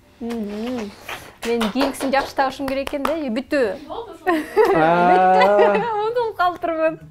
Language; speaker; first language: Kyrgyz; native; Kyrgyz